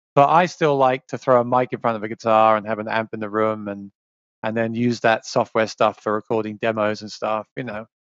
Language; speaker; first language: English; native; English